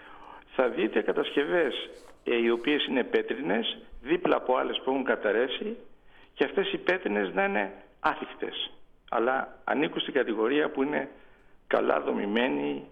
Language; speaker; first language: Greek; native; Greek